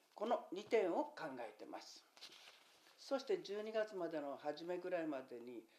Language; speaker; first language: Japanese; native; Japanese